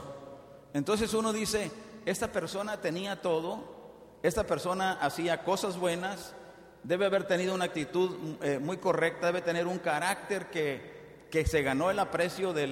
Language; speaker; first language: Spanish; native; Spanish